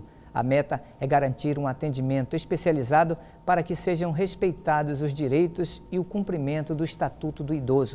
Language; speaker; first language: Portuguese; native; Portuguese